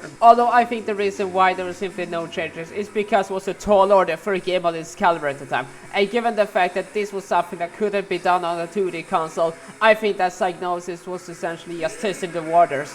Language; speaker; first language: English; non-native, fluent; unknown